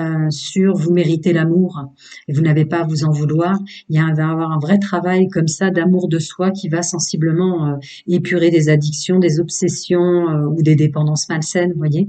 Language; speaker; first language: French; native; French